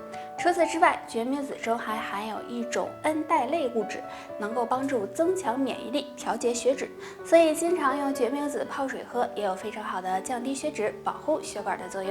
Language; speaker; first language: Chinese; native; Chinese